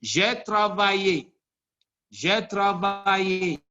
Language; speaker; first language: French; non-native, fluent; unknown